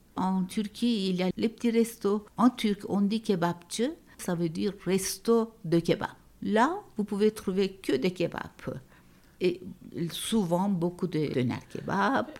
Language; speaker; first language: French; non-native, fluent; Turkish